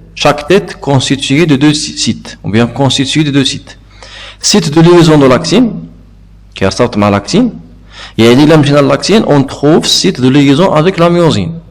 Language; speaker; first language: French; non-native, local second language; Arabic